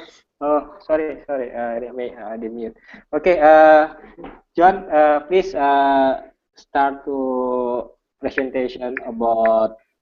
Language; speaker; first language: English; non-native, learner; Indonesian